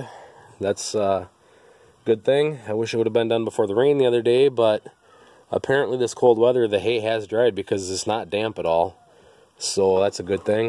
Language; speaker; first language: English; native; English